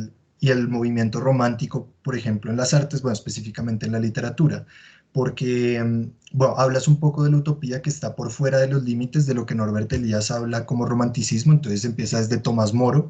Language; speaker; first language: Spanish; native; Spanish